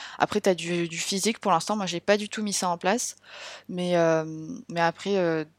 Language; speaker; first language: French; native; French